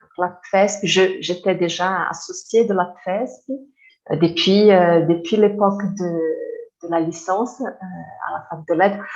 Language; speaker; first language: French; non-native, fluent; Portuguese